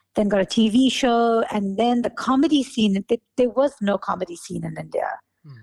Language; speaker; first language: English; native; English